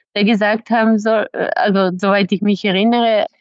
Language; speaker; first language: German; non-native, fluent; Serbian